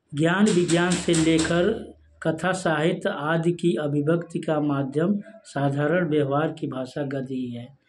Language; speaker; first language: Hindi; native; Hindi